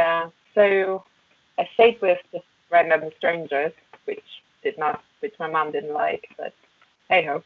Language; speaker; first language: English; non-native, fluent; German